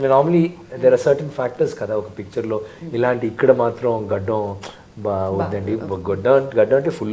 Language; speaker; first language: Telugu; non-native, learner; Tamil